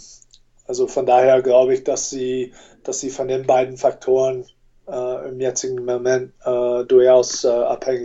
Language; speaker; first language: German; non-native, fluent; English